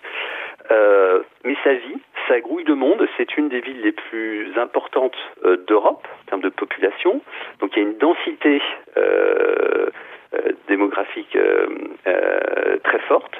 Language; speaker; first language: French; native; French